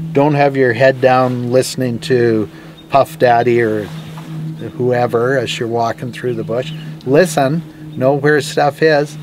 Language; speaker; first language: English; native; English